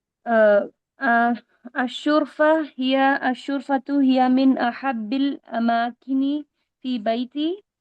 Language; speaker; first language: Arabic; non-native, learner; Urdu